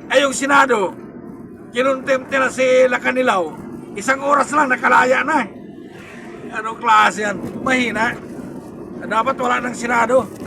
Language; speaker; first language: Filipino; non-native, local second language; Cebuano